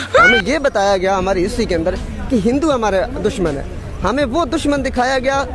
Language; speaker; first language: Urdu; non-native, local second language; Punjabi